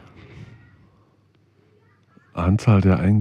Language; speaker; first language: German; native; German